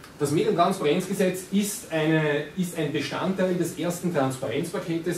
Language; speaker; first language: German; native; German